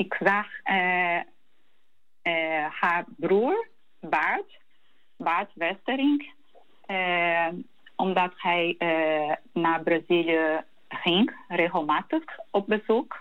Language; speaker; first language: Dutch; non-native, learner; Portuguese